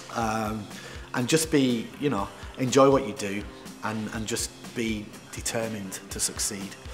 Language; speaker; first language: English; native; English